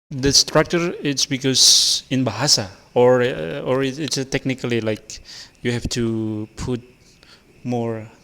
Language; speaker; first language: English; non-native, learner; Indonesian